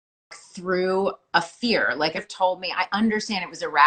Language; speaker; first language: English; native; English